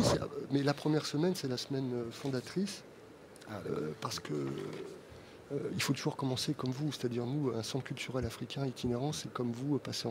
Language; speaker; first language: French; native; French